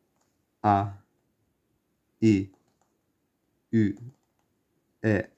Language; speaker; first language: Japanese; non-native, learner; English